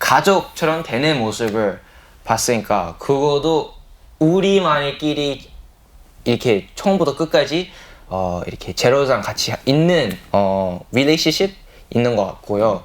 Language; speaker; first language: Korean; early bilingual, heritage; English